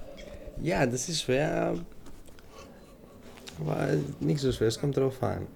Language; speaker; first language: German; non-native, fluent; Greek